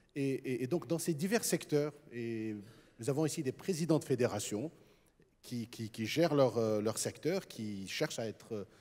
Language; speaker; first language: French; non-native, local second language; Arabic